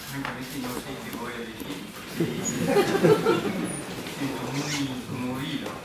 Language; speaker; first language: Spanish; non-native, fluent; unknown